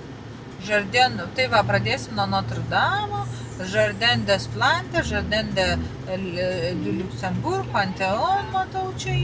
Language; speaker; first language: Lithuanian; native; Lithuanian